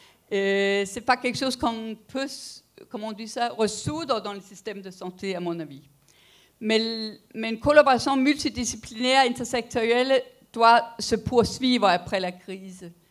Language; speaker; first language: French; non-native, fluent; Danish